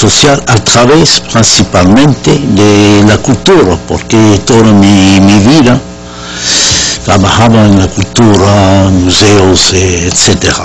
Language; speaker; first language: Spanish; non-native, fluent; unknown